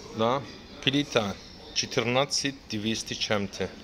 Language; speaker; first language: Russian; non-native, learner; Turkish